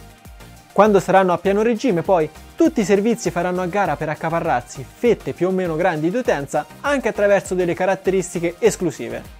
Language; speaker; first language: Italian; native; Italian